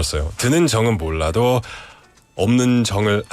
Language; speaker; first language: Korean; native; Korean